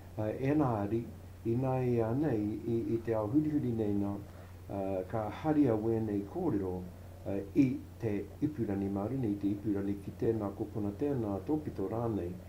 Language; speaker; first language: Māori; native; Māori